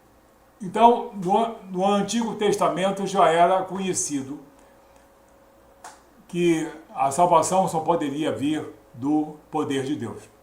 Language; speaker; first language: Portuguese; native; Portuguese